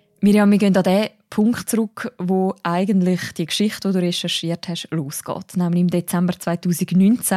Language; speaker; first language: German; native; German